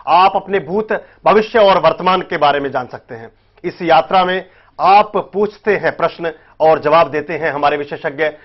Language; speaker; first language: Hindi; native; Hindi